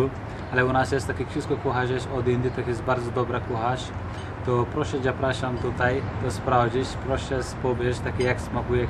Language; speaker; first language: Polish; non-native, learner; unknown